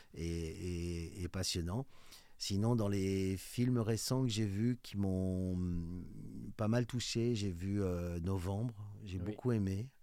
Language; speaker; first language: French; native; French